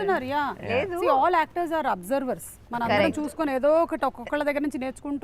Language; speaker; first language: Telugu; native; Telugu